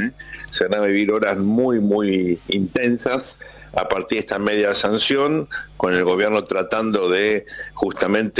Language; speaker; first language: Spanish; native; Spanish